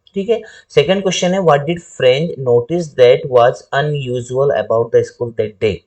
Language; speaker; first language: Hindi; native; Hindi